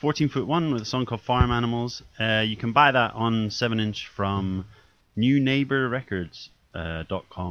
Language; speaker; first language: English; native; English